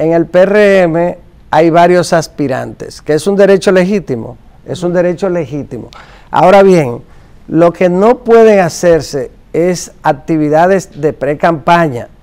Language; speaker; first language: Spanish; native; Spanish